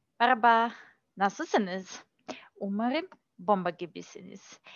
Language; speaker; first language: Turkish; non-native, learner; Russian